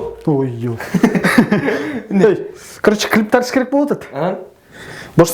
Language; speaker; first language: Kyrgyz; native; Kyrgyz